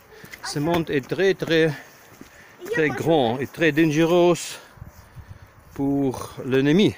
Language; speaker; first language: French; non-native, learner; Ukrainian